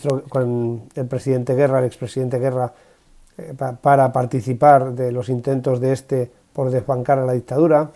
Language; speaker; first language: Spanish; native; Spanish